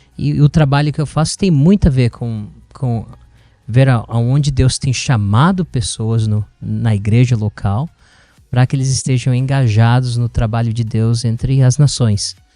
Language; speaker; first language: Portuguese; native; Portuguese